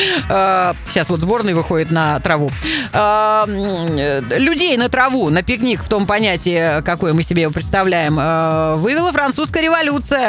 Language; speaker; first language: Russian; native; Russian